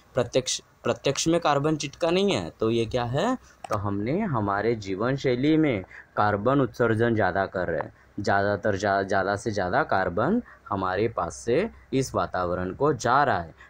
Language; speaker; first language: Hindi; non-native, local second language; Marathi